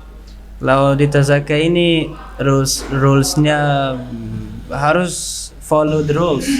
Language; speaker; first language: Indonesian; non-native, learner; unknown